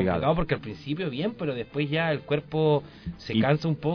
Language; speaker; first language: Spanish; native; Spanish